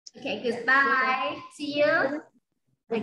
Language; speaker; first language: English; non-native, fluent; Vietnamese